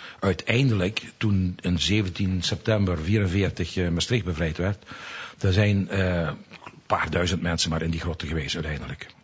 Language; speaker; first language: Dutch; native; Dutch